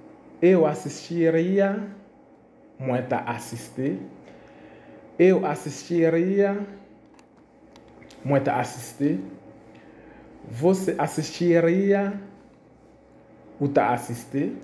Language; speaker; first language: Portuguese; non-native, fluent; Haitian Creole